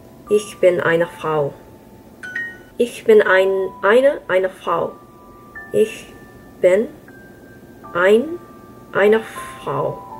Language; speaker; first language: German; non-native, learner; English